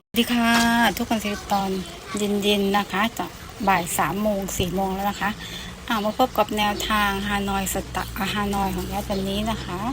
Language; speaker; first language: Thai; native; Thai